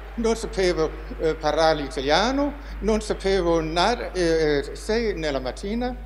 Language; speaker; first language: Italian; non-native, fluent; Danish